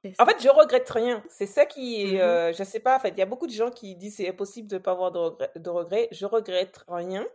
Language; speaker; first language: French; native; French